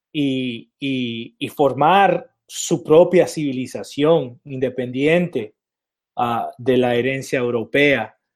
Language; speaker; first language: Spanish; early bilingual, heritage; Spanish